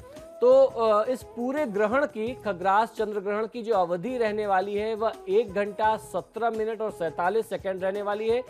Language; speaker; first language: Hindi; native; Hindi